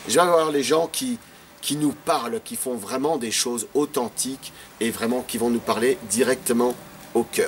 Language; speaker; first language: French; native; French